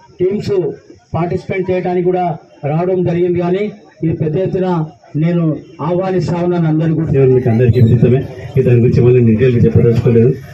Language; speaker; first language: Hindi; non-native, local second language; Urdu